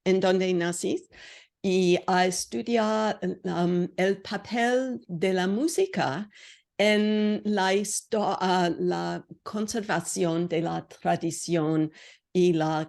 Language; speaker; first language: Spanish; non-native, learner; English